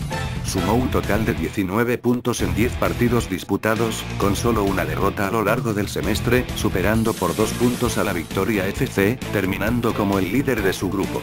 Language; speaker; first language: Spanish; native; Spanish